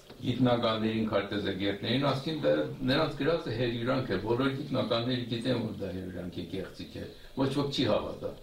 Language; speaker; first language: Armenian; early bilingual, heritage; Armenian